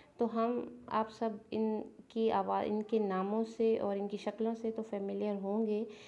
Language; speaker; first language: Urdu; native; Urdu